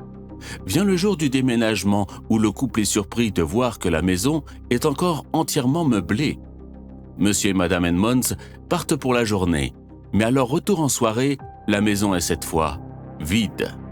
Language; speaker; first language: French; native; French